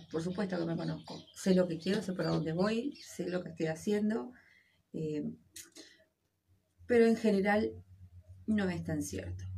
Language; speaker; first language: Spanish; native; Spanish